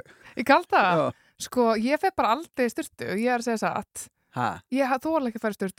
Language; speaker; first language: Icelandic; native; Icelandic